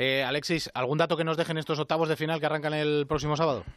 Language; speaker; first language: Spanish; native; Spanish